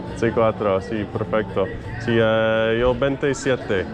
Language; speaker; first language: Spanish; non-native, learner; English